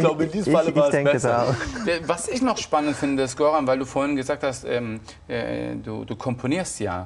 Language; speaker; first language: German; native; German